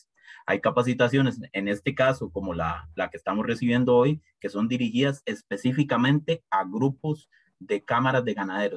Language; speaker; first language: Spanish; native; Spanish